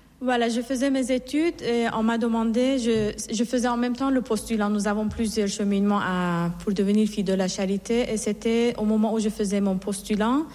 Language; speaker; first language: French; non-native, fluent; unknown